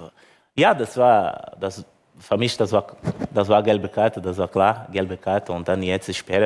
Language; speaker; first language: German; non-native, learner; Portuguese